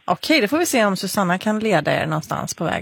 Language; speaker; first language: Swedish; native; Swedish